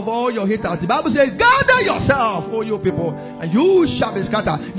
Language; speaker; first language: English; non-native, local second language; Yoruba